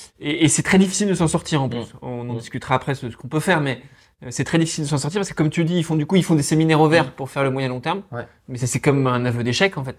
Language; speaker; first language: French; native; French